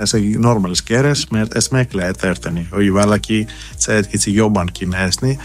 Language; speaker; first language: Hungarian; non-native, learner; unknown